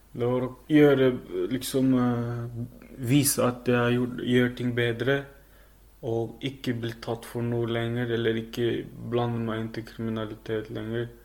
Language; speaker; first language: Norwegian; early bilingual, other home language; Filipino